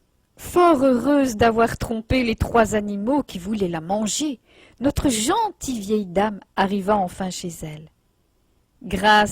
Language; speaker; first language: French; native; French